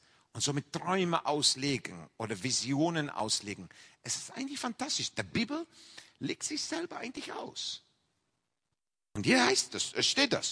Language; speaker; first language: German; non-native, fluent; English